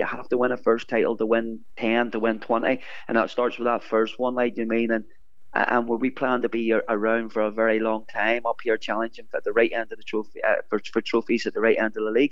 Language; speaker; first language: English; native; English